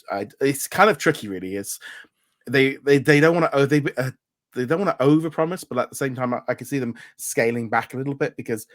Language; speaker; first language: English; native; English